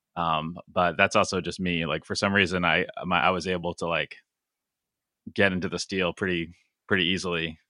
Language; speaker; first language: English; native; English